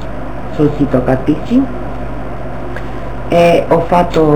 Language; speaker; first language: Italian; non-native, learner; Romanian